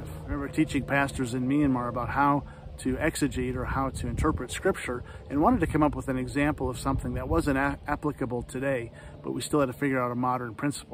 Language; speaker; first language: English; native; English